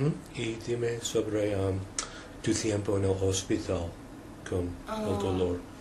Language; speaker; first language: Spanish; non-native, learner; English